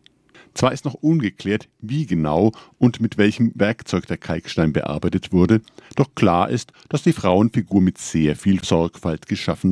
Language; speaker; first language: German; native; German